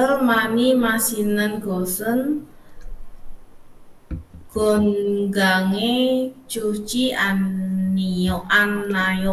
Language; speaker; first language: Korean; non-native, learner; Indonesian